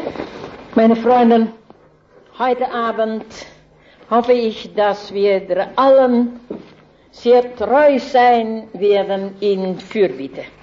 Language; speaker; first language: German; non-native, fluent; Dutch